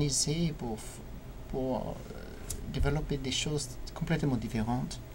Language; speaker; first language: French; non-native, learner; English